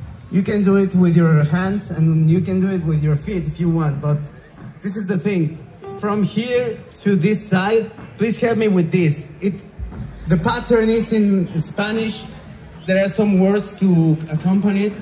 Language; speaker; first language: English; non-native, fluent; Spanish